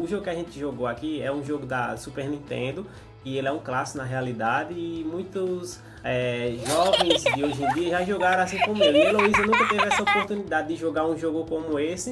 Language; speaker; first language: Portuguese; native; Portuguese